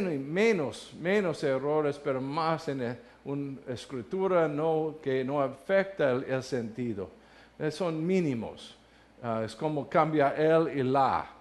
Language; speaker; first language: Spanish; non-native, learner; English